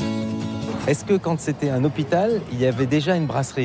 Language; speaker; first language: French; native; French